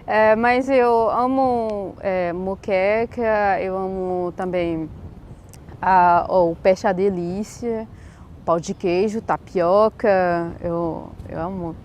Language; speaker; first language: Portuguese; non-native, fluent; Arabic